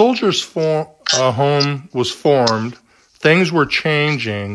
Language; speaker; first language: English; native; English